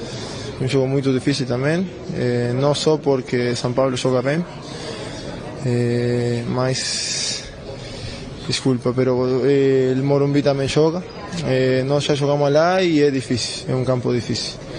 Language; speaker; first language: Portuguese; non-native, learner; Spanish